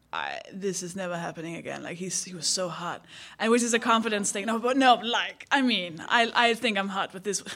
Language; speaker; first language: English; non-native, fluent; Danish